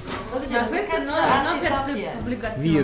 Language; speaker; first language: Italian; non-native, fluent; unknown